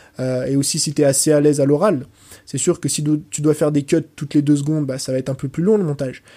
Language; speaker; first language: French; early bilingual, other home language; Portuguese